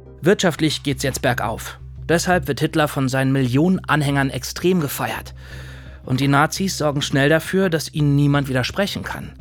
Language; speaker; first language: German; native; German